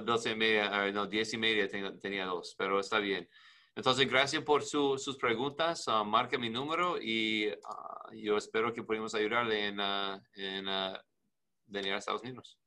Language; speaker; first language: Spanish; non-native, learner; English